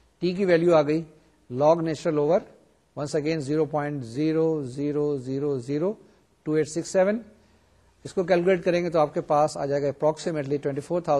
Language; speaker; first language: Urdu; native; Urdu